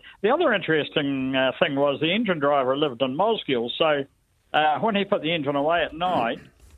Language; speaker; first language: English; native; English